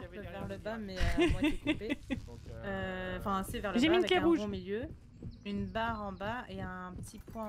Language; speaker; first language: French; native; French